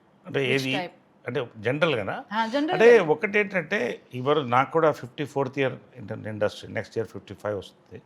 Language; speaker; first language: Telugu; native; Telugu